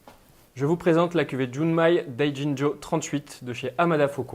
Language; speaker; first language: French; native; French